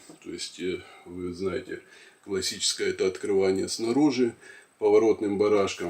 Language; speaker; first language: Russian; native; Russian